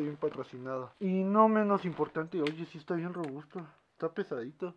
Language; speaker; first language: Spanish; native; Spanish